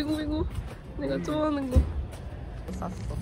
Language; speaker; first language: Korean; non-native, learner; Japanese